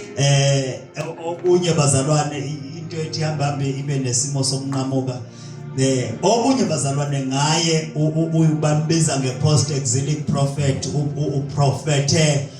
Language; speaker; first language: Zulu; native; Zulu